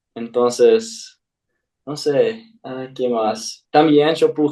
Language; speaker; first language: Spanish; non-native, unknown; English